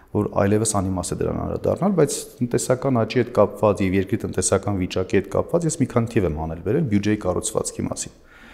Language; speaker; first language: Armenian; native; Armenian